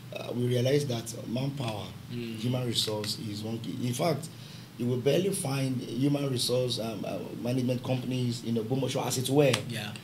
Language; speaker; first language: English; non-native, local second language; Yoruba